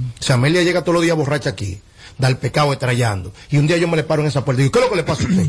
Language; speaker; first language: Spanish; native; Spanish